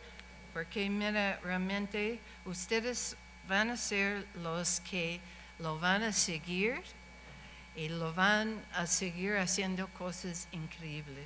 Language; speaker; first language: Spanish; non-native, fluent; English